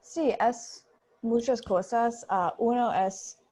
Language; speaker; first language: Spanish; non-native, learner; English